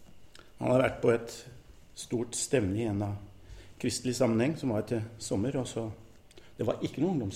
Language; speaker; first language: Norwegian; native; Norwegian